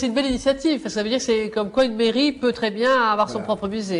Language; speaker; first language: French; native; French